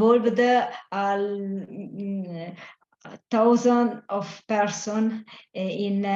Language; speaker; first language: English; non-native, learner; Italian